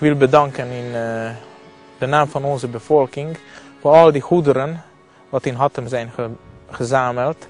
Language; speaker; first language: Dutch; non-native, fluent; Hungarian